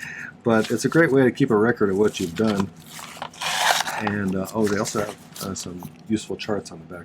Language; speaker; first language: English; native; English